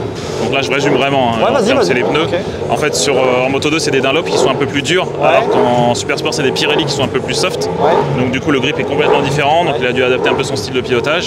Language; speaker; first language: French; native; French